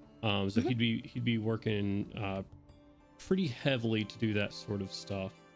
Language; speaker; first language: English; native; English